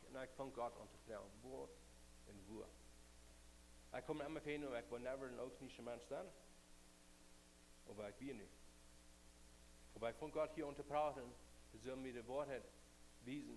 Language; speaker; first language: German; non-native, learner; Plautdietsch